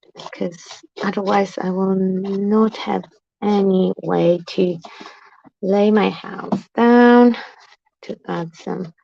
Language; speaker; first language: English; non-native, fluent; Polish